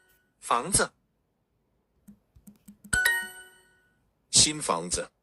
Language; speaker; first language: Chinese; non-native, learner; Korean